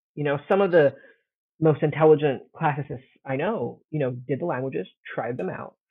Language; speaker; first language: English; early bilingual, heritage; Italian